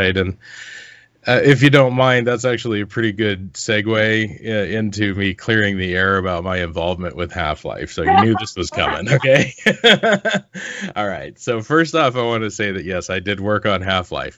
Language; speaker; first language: English; native; English